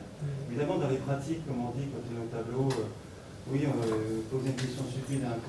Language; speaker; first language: French; native; French